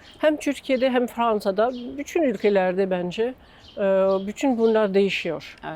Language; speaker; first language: Turkish; non-native, fluent; French